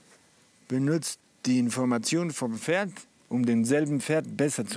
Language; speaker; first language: German; non-native, fluent; Spanish